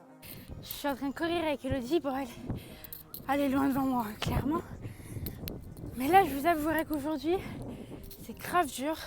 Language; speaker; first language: French; native; French